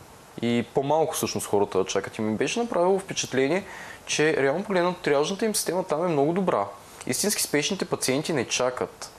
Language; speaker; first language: Bulgarian; native; Bulgarian